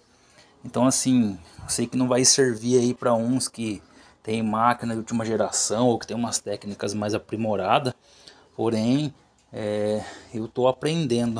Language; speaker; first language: Portuguese; native; Portuguese